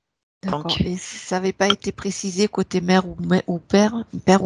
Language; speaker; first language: French; native; French